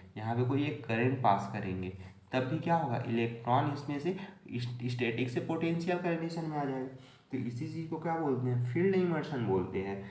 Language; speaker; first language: Hindi; native; Hindi